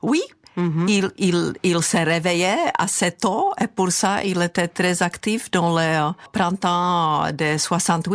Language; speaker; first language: French; non-native, fluent; Czech